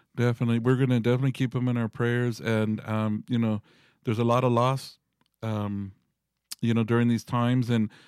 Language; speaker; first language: English; early bilingual, other home language; Spanish